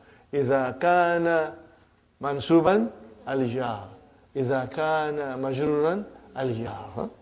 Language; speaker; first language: Arabic; non-native, fluent; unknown